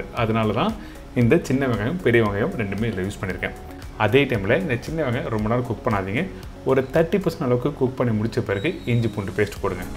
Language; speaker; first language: Tamil; native; Tamil